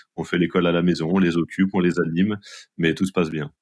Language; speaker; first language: French; native; French